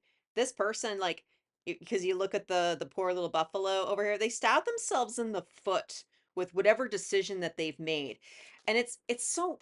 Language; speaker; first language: English; native; English